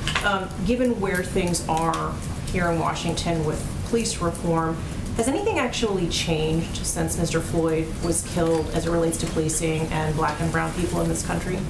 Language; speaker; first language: English; native; English